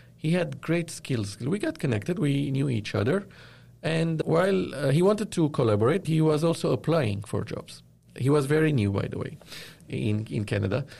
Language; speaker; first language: English; non-native, fluent; Arabic